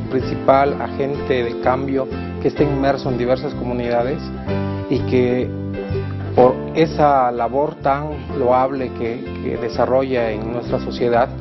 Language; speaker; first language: Spanish; native; Spanish